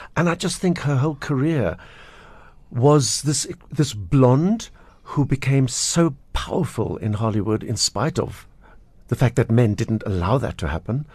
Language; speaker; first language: English; native; English